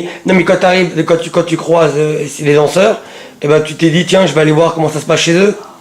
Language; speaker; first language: French; native; French